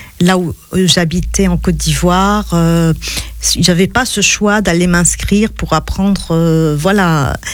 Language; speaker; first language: French; non-native, local second language; Arabic